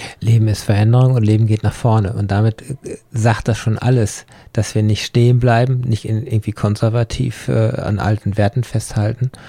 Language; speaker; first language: German; native; German